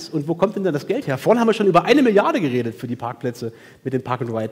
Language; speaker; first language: German; native; German